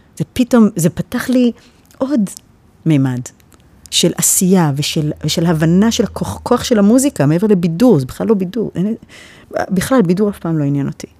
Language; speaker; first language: Hebrew; early bilingual, heritage; Hebrew